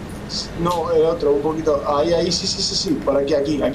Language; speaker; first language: Spanish; native; Spanish